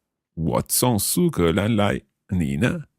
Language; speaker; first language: Chinese; non-native, learner; English